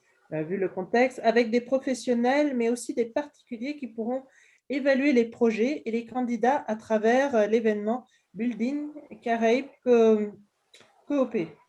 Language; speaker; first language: French; native; French